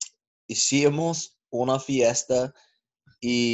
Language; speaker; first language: Spanish; non-native, learner; English